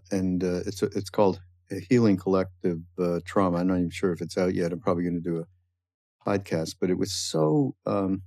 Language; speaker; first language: English; native; English